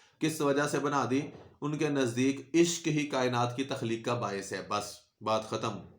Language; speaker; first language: Urdu; non-native, local second language; Punjabi